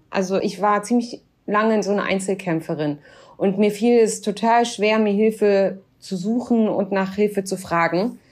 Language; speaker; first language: German; early bilingual, other home language; Arabic